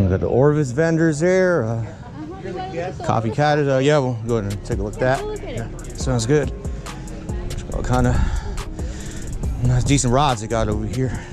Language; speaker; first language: English; native; English